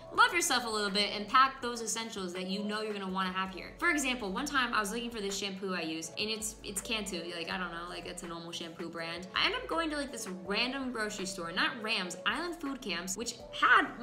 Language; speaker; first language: English; native; English